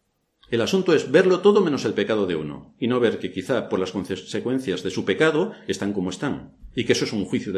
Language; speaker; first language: Spanish; native; Spanish